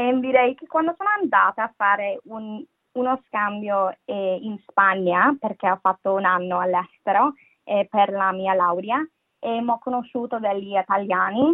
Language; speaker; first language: Italian; non-native, fluent; English